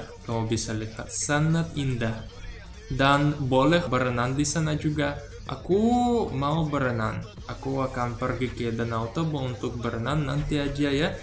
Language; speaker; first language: Indonesian; non-native, learner; Russian